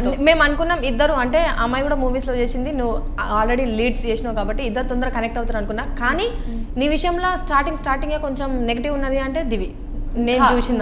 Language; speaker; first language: Telugu; native; Telugu